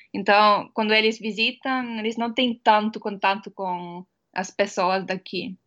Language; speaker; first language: Portuguese; non-native, fluent; Estonian